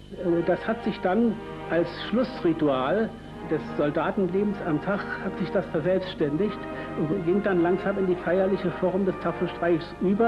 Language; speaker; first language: German; native; German